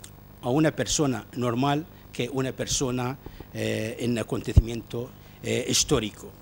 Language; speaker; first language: Spanish; non-native, fluent; Arabic